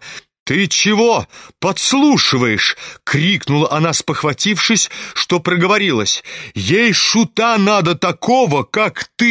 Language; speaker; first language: Russian; native; Russian